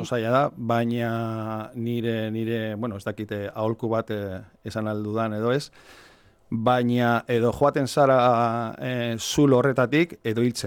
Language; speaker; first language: Basque; non-native, local second language; Spanish